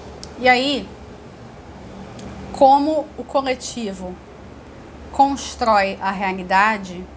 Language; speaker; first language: Portuguese; native; Portuguese